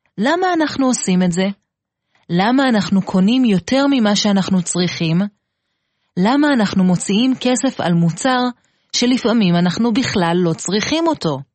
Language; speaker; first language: Hebrew; native; Hebrew